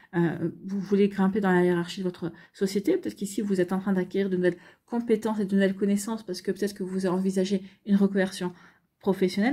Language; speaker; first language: French; native; French